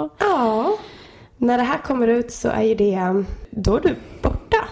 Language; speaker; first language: Swedish; native; Swedish